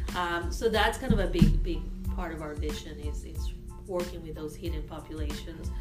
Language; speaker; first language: English; non-native, fluent; Spanish